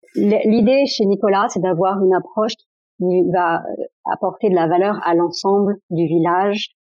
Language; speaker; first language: French; native; French